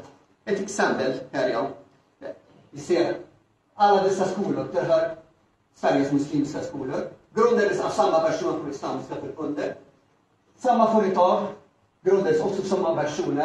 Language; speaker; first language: Swedish; non-native, fluent; Arabic